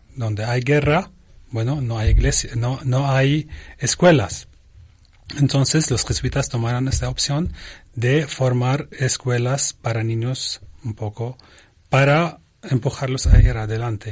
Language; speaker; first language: Spanish; non-native, learner; Arabic